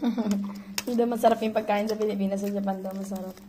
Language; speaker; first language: Filipino; native; Filipino